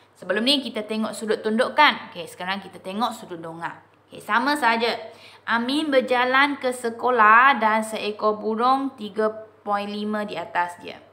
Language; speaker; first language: Malay; non-native, local second language; Chinese